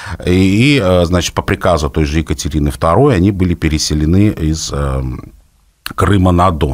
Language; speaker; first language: Russian; native; Russian